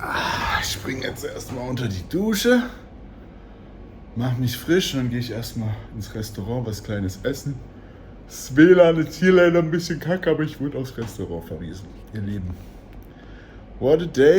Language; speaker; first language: German; native; German